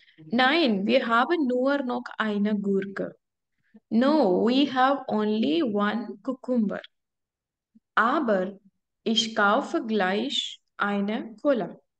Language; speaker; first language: German; non-native, fluent; Hindi